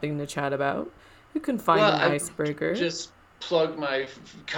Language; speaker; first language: English; native; English